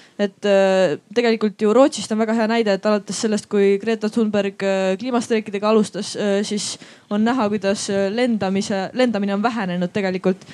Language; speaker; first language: Estonian; native; Estonian